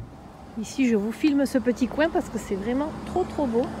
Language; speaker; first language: French; native; French